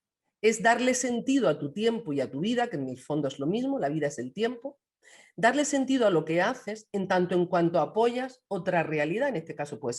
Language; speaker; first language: Spanish; native; Spanish